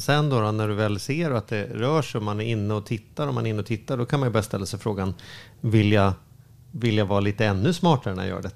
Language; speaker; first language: Swedish; native; Swedish